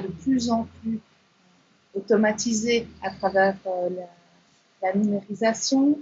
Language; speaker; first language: French; native; French